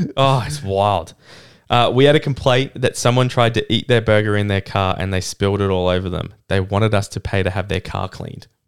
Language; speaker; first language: English; native; English